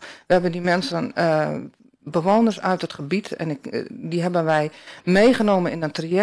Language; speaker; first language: Dutch; native; Dutch